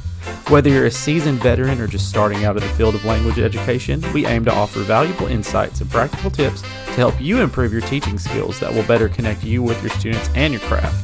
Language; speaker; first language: English; native; English